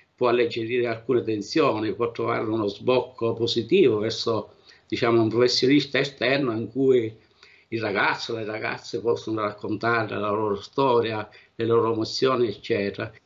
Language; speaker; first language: Italian; native; Italian